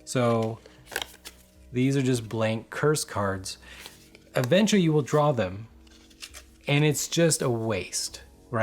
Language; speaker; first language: English; native; English